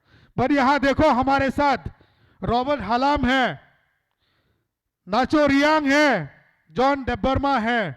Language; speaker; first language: Hindi; non-native, local second language; Kok Borok